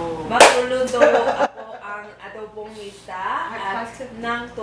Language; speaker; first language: Filipino; non-native, learner; Korean